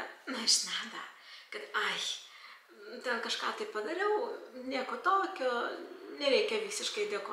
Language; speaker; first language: Lithuanian; non-native, local second language; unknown